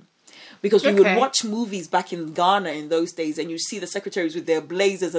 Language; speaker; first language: English; non-native, local second language; Akan